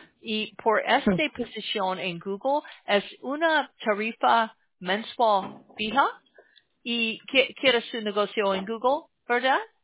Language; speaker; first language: Spanish; non-native, learner; English